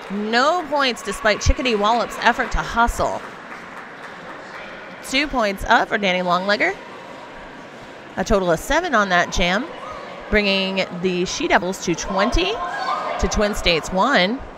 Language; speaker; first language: English; native; English